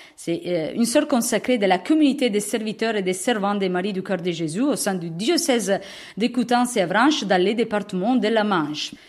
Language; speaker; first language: French; non-native, fluent; Italian